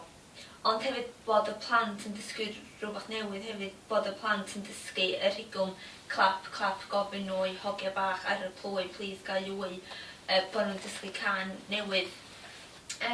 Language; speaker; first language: Welsh; native; Welsh